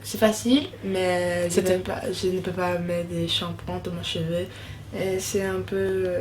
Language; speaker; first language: French; early bilingual, heritage; English